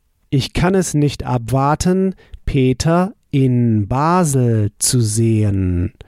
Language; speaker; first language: German; native; German